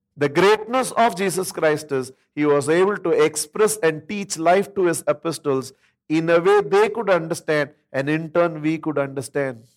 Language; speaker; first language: English; non-native, local second language; Tamil